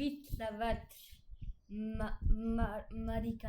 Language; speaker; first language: French; non-native, learner; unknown